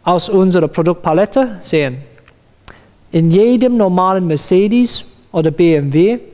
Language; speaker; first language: German; non-native, learner; Cantonese